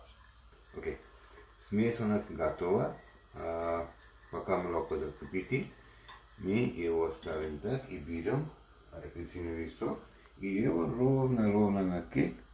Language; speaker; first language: Russian; non-native, learner; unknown